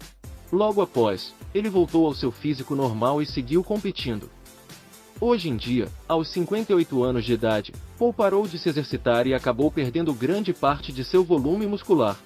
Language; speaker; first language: Portuguese; native; Portuguese